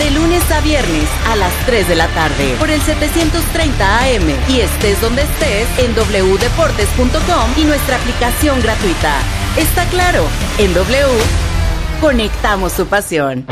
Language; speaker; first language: Spanish; native; Spanish